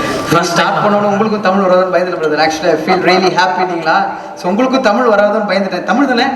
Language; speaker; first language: Tamil; native; Tamil